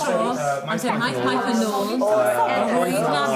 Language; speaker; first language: Welsh; non-native, learner; English